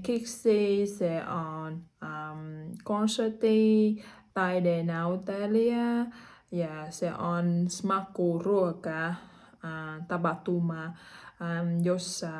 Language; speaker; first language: Finnish; non-native, learner; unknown